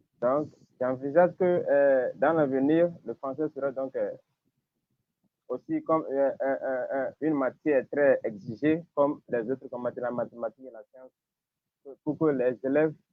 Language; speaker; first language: French; non-native, fluent; Ewe